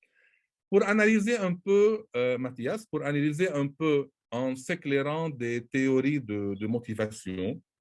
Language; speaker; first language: French; non-native, local second language; Arabic